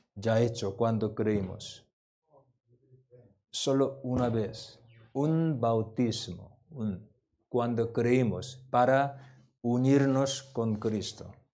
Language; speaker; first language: Spanish; non-native, learner; Korean